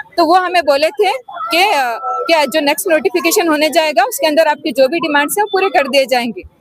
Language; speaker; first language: Urdu; native; Urdu